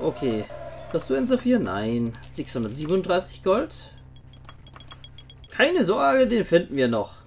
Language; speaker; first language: German; native; German